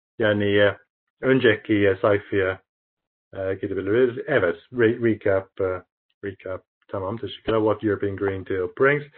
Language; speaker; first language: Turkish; non-native, learner; English